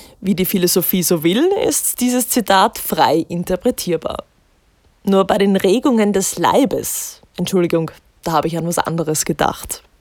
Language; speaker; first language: German; native; German